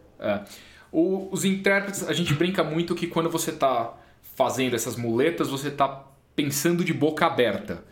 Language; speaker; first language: Portuguese; native; Portuguese